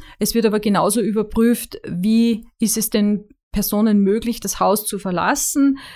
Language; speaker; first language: German; native; German